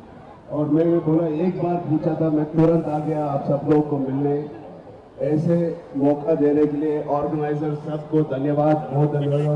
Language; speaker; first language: Hindi; non-native, local second language; Telugu